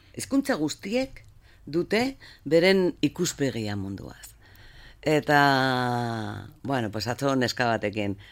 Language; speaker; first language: Basque; native; Basque